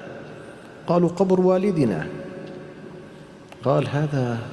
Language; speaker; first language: Arabic; native; Arabic